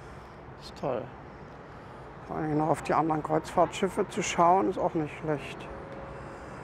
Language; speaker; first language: German; native; German